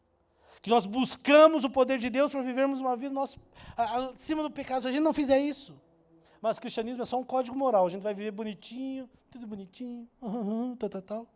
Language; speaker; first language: Portuguese; native; Portuguese